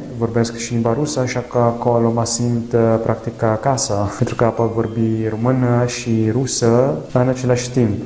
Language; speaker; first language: Romanian; non-native, fluent; Italian